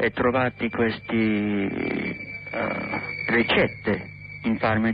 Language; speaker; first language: Italian; non-native, learner; English